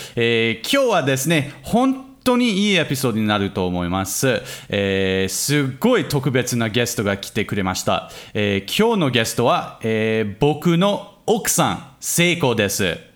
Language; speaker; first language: Japanese; non-native, fluent; English